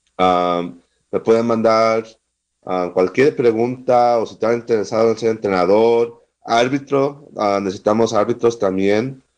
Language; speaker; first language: Spanish; non-native, fluent; English